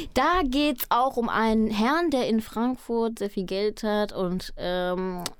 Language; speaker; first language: German; early bilingual, other home language; Spanish